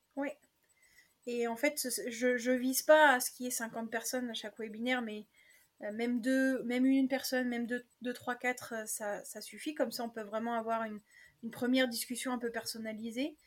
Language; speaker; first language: French; native; French